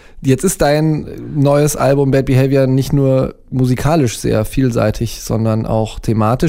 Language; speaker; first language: German; native; German